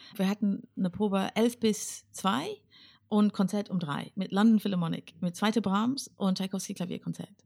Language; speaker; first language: German; non-native, fluent; English